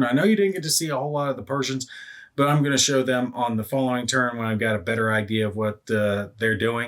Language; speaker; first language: English; native; English